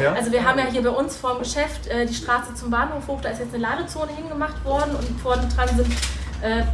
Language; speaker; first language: German; native; German